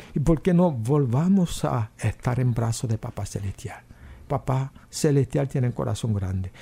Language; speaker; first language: Spanish; non-native, fluent; Korean